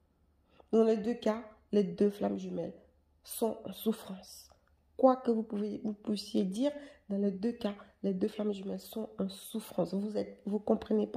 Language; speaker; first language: French; native; French